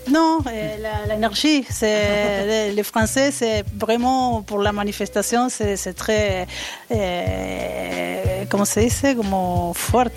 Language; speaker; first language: French; non-native, fluent; Spanish